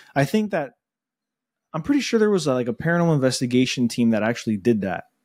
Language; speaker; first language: English; early bilingual, other home language; Spanish